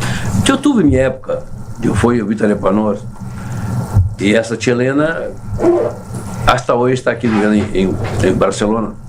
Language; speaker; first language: Spanish; non-native, learner; Portuguese